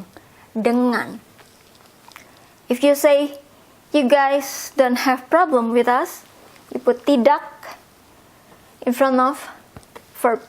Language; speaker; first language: English; non-native, fluent; Indonesian